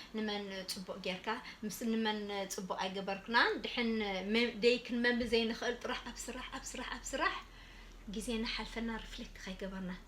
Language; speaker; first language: Tigrinya; early bilingual, heritage; Tigrinya